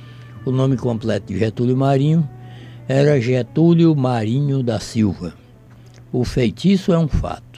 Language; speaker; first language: Portuguese; native; Portuguese